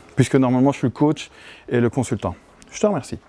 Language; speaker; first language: French; native; French